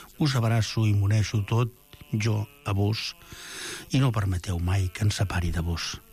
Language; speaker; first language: Catalan; native; Catalan